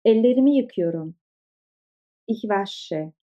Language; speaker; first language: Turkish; early bilingual, heritage; Turkish